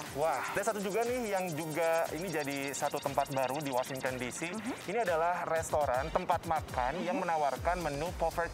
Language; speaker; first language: Indonesian; native; Indonesian